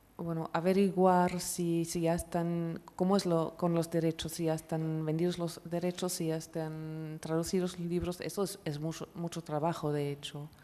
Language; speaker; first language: Spanish; non-native, fluent; German